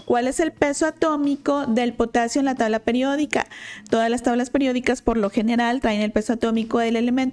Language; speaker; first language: Spanish; native; Spanish